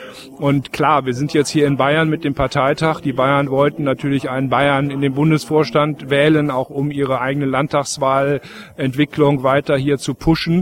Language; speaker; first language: German; native; German